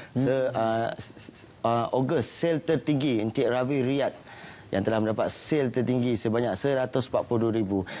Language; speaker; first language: Malay; native; Malay